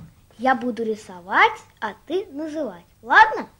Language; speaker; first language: Russian; native; Russian